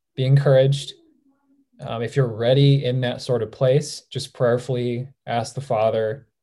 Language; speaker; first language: English; native; English